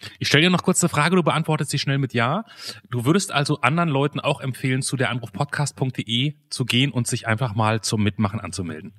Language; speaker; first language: German; native; German